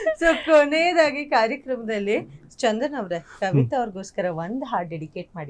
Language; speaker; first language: Kannada; native; Kannada